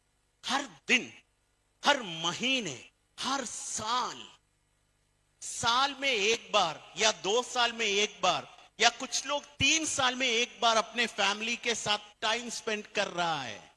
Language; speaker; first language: Hindi; non-native, fluent; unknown